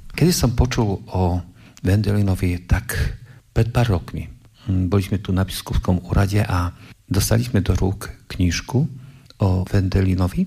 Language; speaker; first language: Slovak; non-native, fluent; Polish